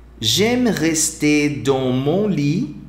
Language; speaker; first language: French; non-native, fluent; Portuguese